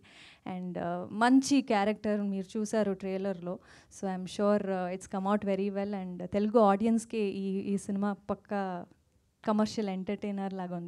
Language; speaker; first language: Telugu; non-native, fluent; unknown